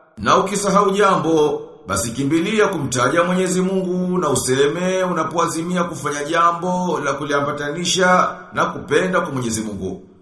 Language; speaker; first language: Swahili; native; Swahili